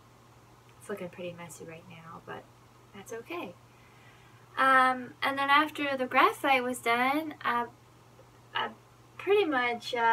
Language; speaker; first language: English; native; English